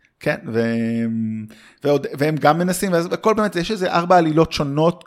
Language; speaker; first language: Hebrew; early bilingual, heritage; Hebrew